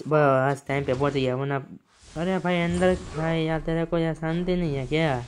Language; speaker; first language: Hindi; non-native, local second language; Gujarati